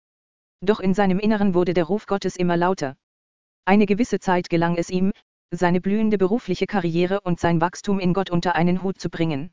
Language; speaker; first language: German; native; German